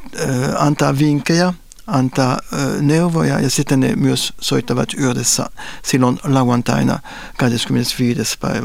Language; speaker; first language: Finnish; non-native, fluent; French